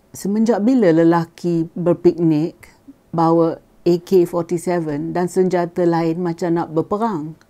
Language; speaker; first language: Malay; native; Malay